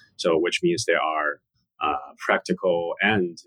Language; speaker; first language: English; non-native, fluent; Chinese